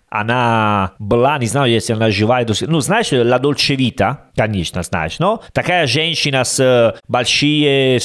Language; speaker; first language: Russian; non-native, learner; Italian